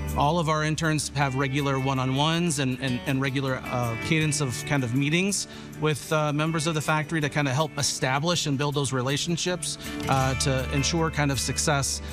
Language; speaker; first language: English; native; English